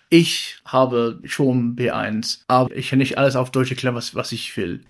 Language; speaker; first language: German; non-native, learner; English